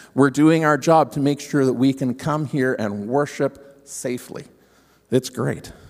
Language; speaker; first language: English; native; English